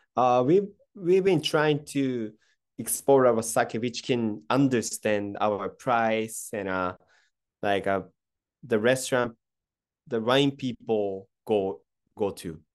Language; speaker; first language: English; non-native, fluent; Japanese